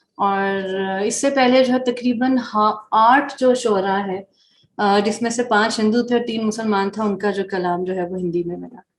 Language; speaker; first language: Urdu; native; Urdu